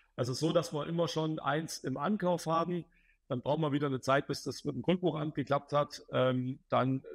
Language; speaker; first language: German; native; German